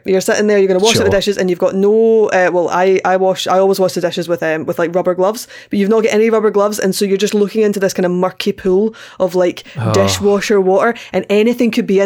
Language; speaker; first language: English; native; English